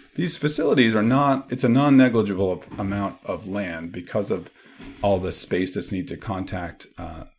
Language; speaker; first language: English; native; English